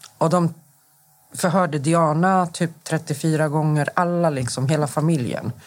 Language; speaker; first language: Swedish; native; Swedish